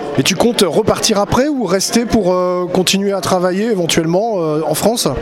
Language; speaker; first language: French; native; French